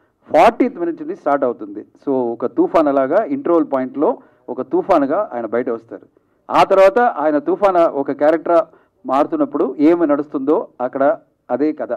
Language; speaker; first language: Telugu; non-native, fluent; Tamil